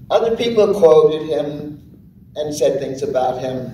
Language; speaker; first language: English; native; English